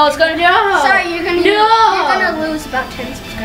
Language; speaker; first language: English; native; English